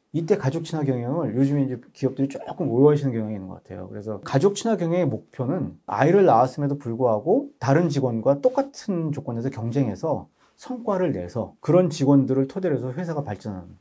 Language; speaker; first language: Korean; native; Korean